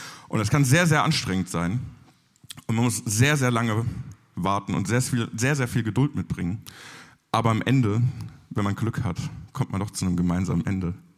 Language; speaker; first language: German; native; German